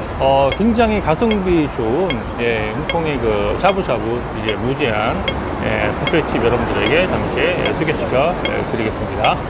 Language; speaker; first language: Korean; native; Korean